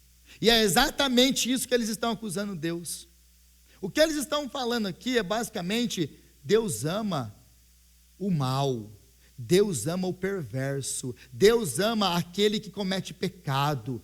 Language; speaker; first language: Portuguese; native; Portuguese